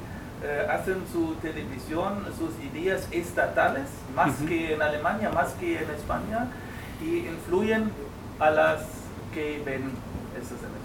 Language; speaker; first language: Spanish; non-native, fluent; German